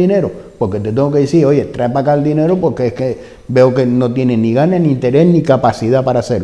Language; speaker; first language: Spanish; native; Spanish